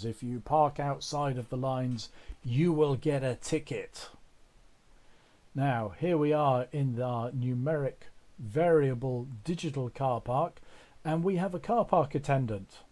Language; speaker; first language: English; native; English